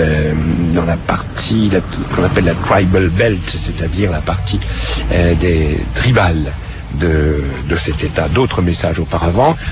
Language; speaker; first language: French; native; French